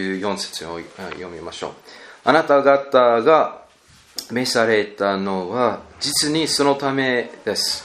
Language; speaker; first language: Japanese; non-native, learner; English